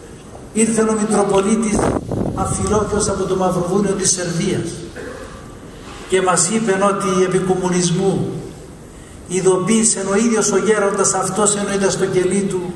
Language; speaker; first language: Greek; native; Greek